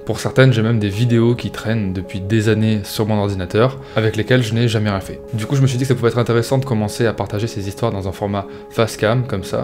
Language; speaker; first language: French; native; French